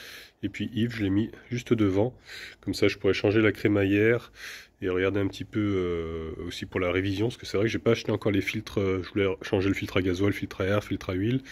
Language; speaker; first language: French; native; French